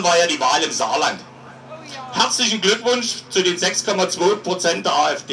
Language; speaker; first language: German; native; German